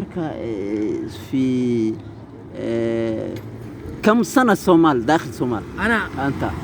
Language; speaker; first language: Arabic; non-native, learner; Somali